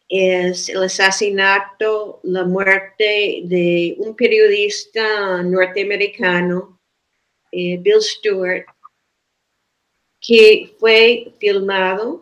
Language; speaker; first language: Spanish; non-native, fluent; English